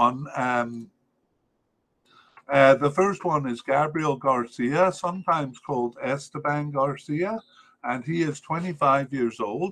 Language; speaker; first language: English; native; English